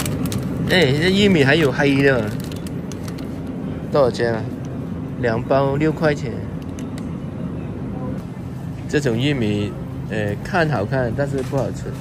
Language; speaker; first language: Chinese; non-native, local second language; Cantonese